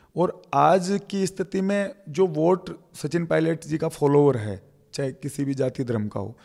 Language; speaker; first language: Hindi; native; Hindi